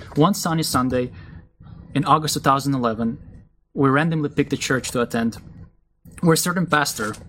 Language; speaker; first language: English; early bilingual, other home language; Russian